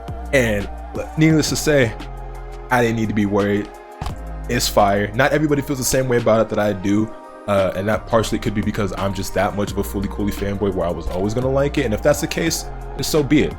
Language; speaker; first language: English; native; English